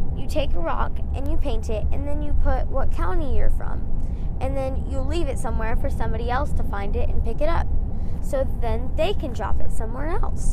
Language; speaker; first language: English; native; English